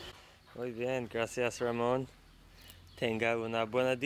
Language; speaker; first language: Spanish; non-native, learner; English